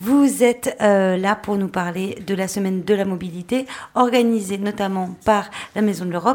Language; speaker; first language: French; native; French